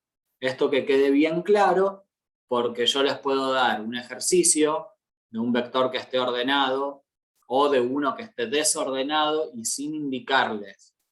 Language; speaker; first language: Spanish; native; Spanish